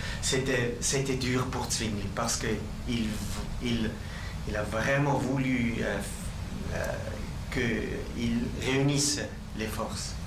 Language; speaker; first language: French; non-native, local second language; German